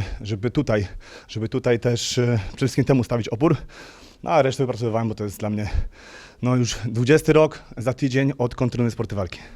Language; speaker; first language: Polish; native; Polish